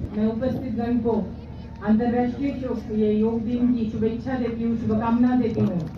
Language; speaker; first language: Hindi; non-native, local second language; Marathi